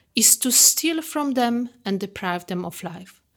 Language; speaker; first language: English; non-native, fluent; Polish